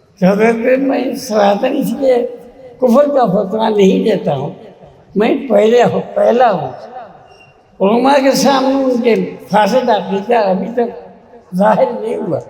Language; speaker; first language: Urdu; non-native, fluent; Bangla